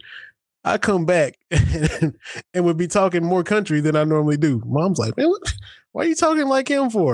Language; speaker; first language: English; native; English